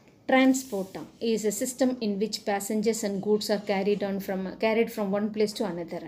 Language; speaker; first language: English; non-native, local second language; Tamil